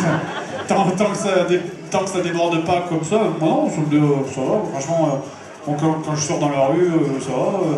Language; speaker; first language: French; native; French